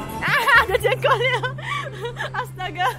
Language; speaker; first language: Indonesian; non-native, fluent; Korean